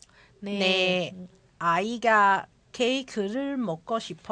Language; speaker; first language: Korean; non-native, learner; Cantonese